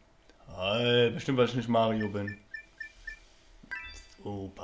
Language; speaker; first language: German; native; German